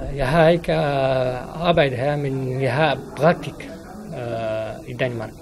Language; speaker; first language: Danish; non-native, learner; Arabic